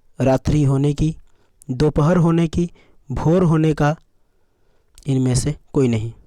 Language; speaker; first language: Hindi; native; Hindi